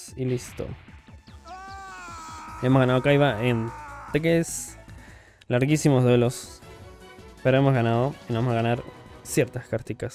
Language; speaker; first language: Spanish; native; Spanish